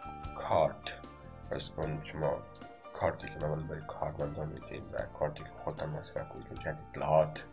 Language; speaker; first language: Persian; native; Persian